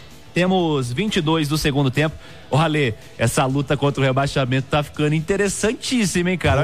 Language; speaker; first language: Portuguese; native; Portuguese